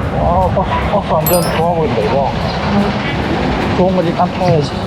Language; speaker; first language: Korean; native; Korean